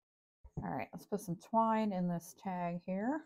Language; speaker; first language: English; native; English